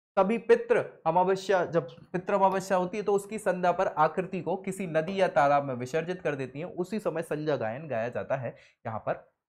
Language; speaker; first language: Hindi; native; Hindi